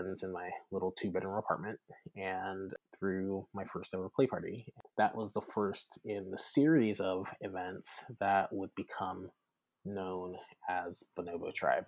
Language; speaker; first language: English; native; English